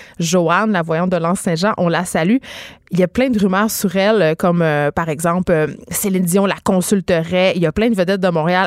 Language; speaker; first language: French; native; French